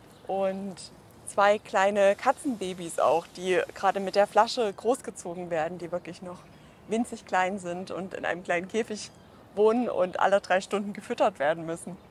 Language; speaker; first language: German; native; German